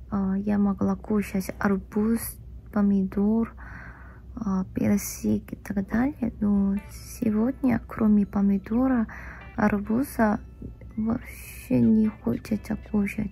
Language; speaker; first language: Russian; non-native, fluent; Korean